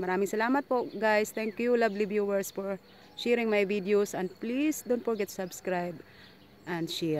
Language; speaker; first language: English; non-native, local second language; Filipino